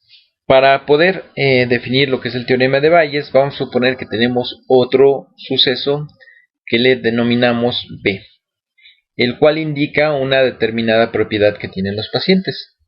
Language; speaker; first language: Spanish; native; Spanish